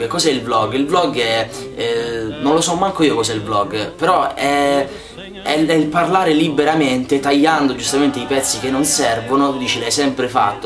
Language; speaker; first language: Italian; native; Italian